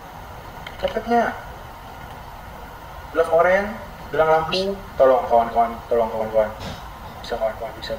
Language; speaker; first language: Indonesian; native; Indonesian